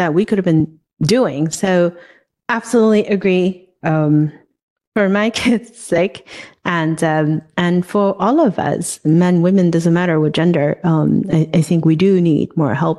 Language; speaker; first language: English; non-native, local second language; Cantonese